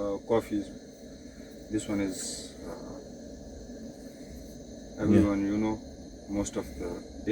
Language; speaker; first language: English; non-native, local second language; Pashto